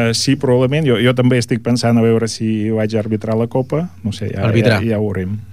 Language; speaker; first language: Catalan; non-native, fluent; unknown